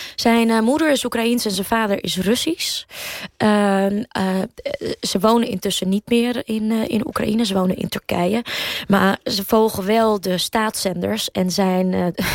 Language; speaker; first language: Dutch; early bilingual, other home language; Russian